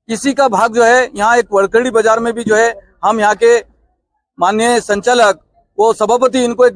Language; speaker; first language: Hindi; non-native, local second language; Marathi